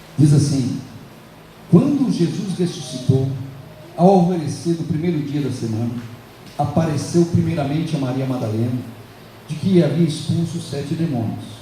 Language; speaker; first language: Portuguese; native; Portuguese